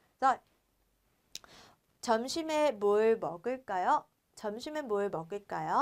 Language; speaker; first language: Korean; non-native, fluent; Vietnamese